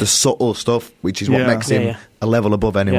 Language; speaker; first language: English; native; English